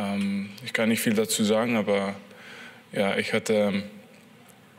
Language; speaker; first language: German; non-native, fluent; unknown